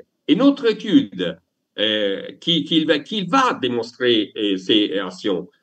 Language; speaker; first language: French; non-native, learner; Italian